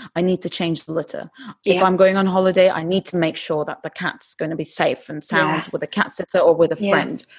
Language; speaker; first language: English; non-native, fluent; Turkish